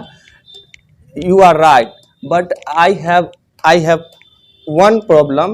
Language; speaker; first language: English; non-native, learner; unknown